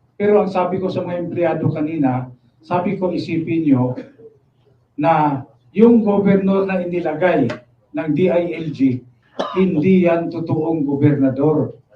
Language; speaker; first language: Filipino; non-native, local second language; Cebuano